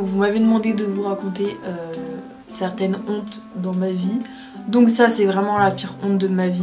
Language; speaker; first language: French; native; French